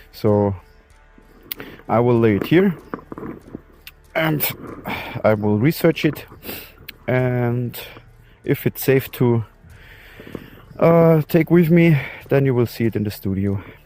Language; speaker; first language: English; non-native, fluent; German